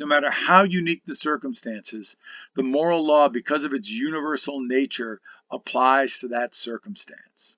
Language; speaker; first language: English; native; English